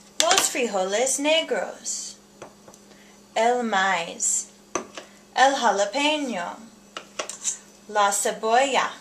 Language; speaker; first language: Spanish; non-native, learner; English